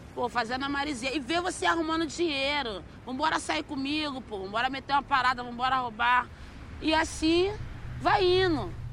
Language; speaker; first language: Portuguese; non-native, fluent; Polish